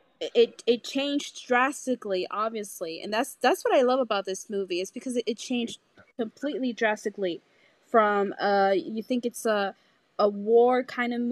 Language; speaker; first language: English; non-native, fluent; Spanish